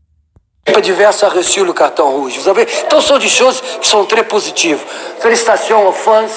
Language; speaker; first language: French; non-native, learner; Portuguese